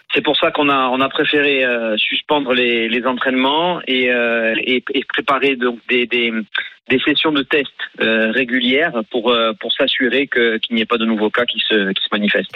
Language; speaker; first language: French; native; French